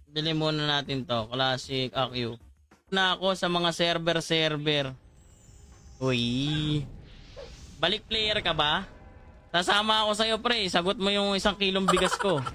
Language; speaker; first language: Filipino; non-native, local second language; Cebuano